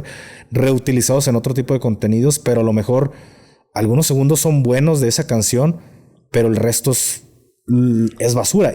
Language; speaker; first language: Spanish; native; Spanish